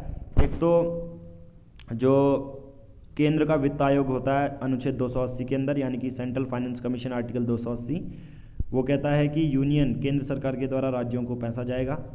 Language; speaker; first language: Hindi; native; Hindi